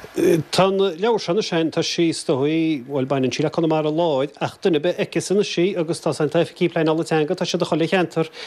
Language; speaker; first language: Irish; native; Irish